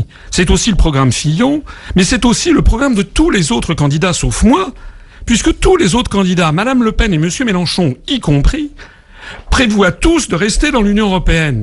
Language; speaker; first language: French; native; French